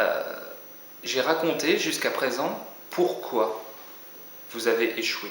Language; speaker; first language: French; native; French